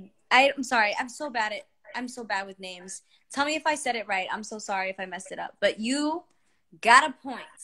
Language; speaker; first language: English; early bilingual, other home language; Spanish